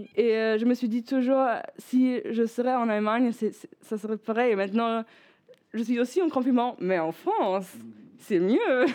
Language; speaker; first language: French; non-native, fluent; German